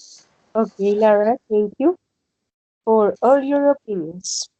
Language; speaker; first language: English; non-native, learner; Spanish